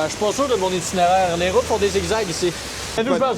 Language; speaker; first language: French; native; French